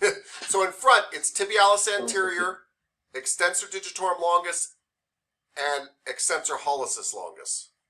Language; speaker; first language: English; native; English